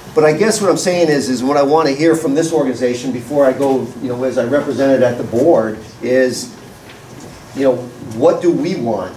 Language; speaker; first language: English; native; English